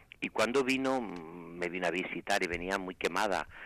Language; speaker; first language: Spanish; native; Spanish